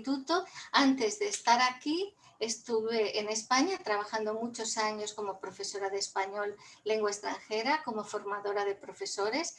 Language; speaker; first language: Spanish; native; Spanish